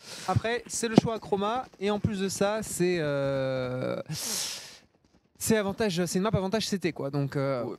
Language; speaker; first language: French; native; French